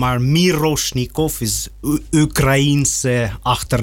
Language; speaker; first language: Dutch; non-native, learner; Russian